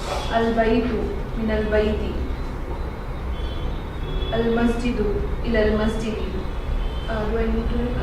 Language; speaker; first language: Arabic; non-native, learner; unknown